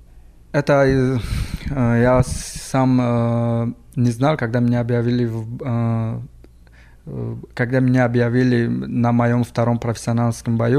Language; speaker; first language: Russian; non-native, local second language; Tajik